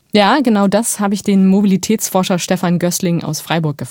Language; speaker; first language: German; native; German